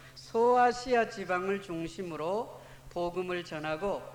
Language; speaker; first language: Korean; native; Korean